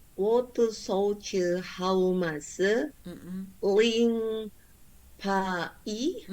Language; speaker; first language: Chinese; non-native, learner; Indonesian